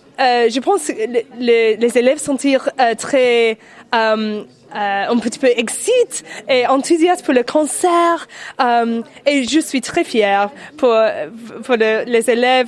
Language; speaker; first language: French; non-native, learner; English